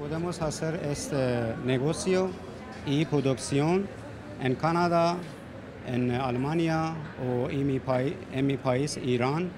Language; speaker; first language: Spanish; non-native, learner; Persian